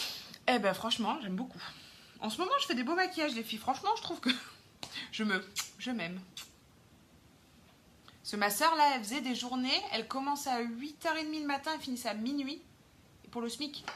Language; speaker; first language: French; native; French